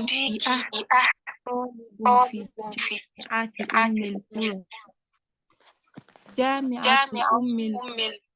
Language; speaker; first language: Arabic; non-native, learner; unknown